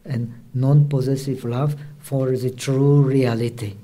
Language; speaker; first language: English; non-native, fluent; Czech